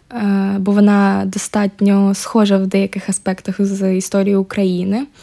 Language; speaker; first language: Ukrainian; native; Ukrainian